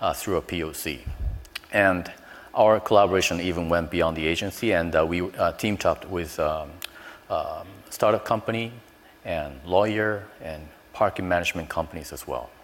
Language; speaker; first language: English; non-native, fluent; Japanese